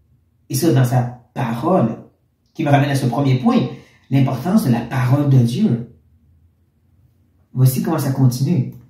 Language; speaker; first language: French; native; French